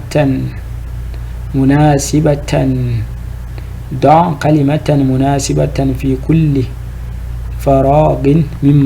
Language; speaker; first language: Arabic; non-native, fluent; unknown